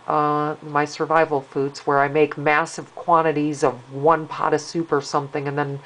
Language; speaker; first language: English; native; English